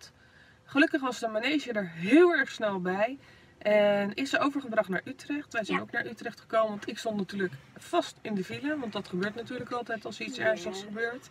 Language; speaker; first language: Dutch; native; Dutch